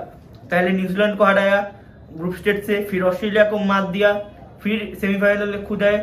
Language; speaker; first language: Hindi; non-native, local second language; Bangla